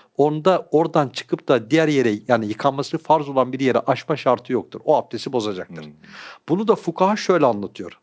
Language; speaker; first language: Turkish; native; Turkish